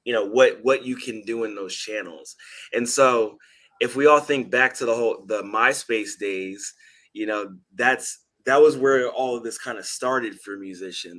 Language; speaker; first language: English; native; English